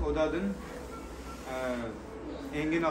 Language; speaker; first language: Turkish; non-native, learner; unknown